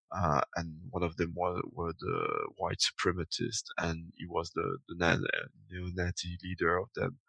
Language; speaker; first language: English; non-native, fluent; French